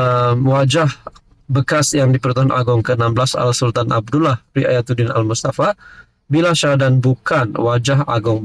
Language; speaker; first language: Malay; native; Malay